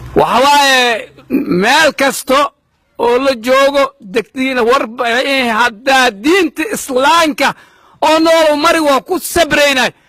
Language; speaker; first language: Somali; native; Somali